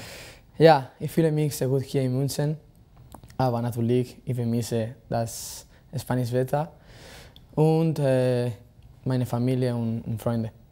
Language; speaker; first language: German; non-native, learner; Spanish